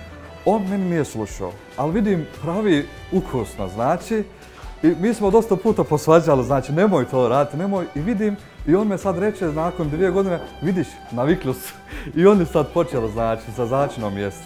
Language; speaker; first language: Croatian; non-native, fluent; Turkish